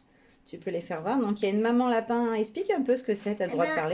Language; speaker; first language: French; native; French